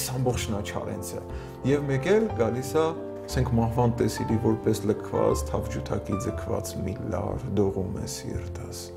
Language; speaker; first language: Armenian; native; Armenian